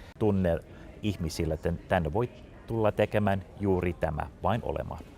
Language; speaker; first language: Finnish; non-native, fluent; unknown